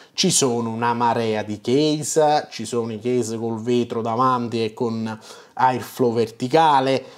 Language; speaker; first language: Italian; native; Italian